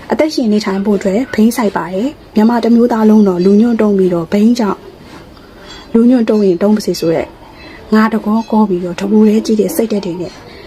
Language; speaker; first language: Burmese; native; Burmese